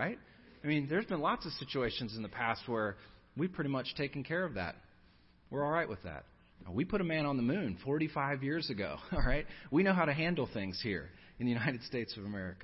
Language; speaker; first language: English; native; English